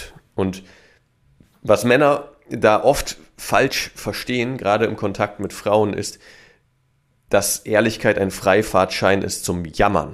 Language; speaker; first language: German; native; German